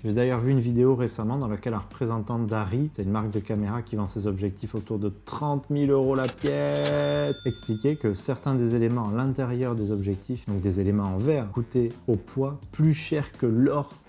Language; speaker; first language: French; native; French